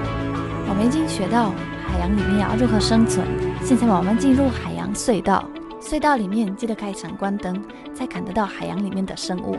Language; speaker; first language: Chinese; non-native, fluent; Polish